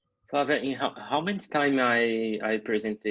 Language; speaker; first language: English; non-native, learner; Portuguese